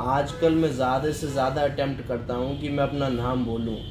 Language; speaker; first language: Hindi; native; Hindi